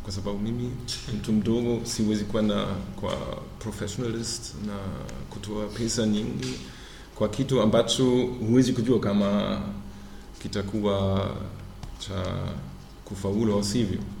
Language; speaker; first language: Swahili; non-native, fluent; German